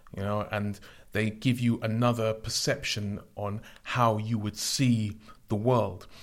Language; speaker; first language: English; native; English